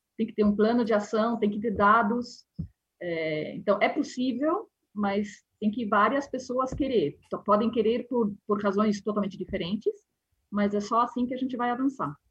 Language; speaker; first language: Portuguese; non-native, fluent; Spanish